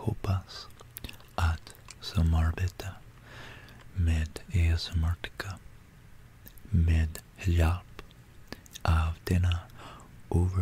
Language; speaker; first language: Swedish; non-native, learner; English